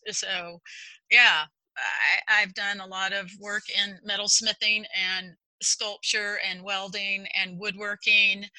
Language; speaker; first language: English; native; English